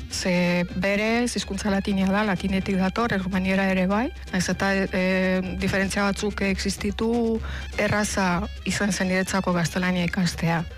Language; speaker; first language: Basque; non-native, fluent; Romanian